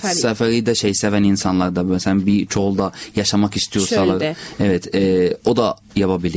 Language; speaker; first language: Turkish; non-native, learner; Arabic